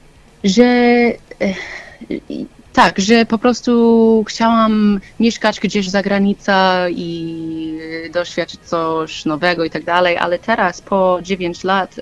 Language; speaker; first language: Polish; non-native, learner; English